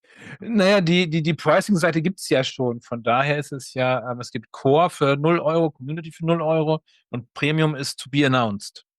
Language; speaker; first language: German; native; German